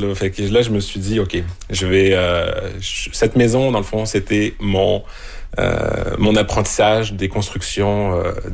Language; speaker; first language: French; native; French